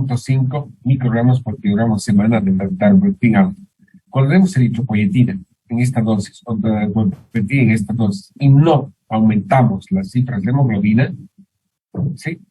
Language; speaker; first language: Spanish; native; Spanish